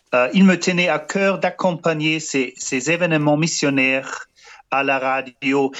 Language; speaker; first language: French; non-native, fluent; German